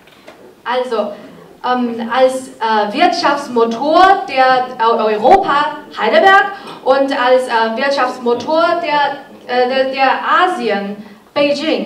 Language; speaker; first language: German; non-native, fluent; Chinese